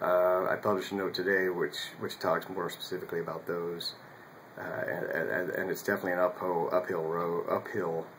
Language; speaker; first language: English; native; English